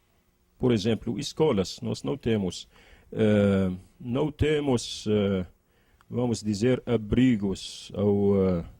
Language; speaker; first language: Portuguese; non-native, learner; Arabic